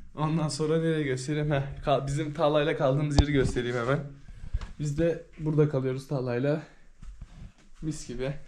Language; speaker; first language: Turkish; native; Turkish